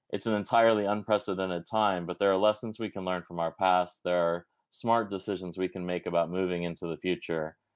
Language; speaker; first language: English; native; English